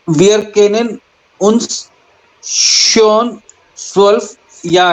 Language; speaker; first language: German; non-native, learner; Hindi